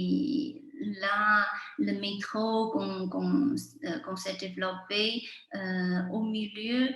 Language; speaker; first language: French; non-native, fluent; Chinese